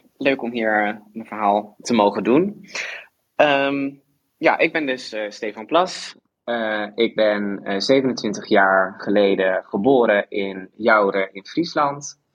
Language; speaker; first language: Dutch; native; Dutch